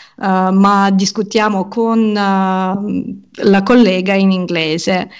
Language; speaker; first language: Italian; non-native, fluent; Ukrainian